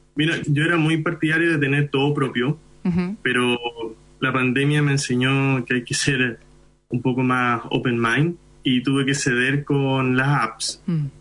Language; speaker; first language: Spanish; early bilingual, other home language; Hindi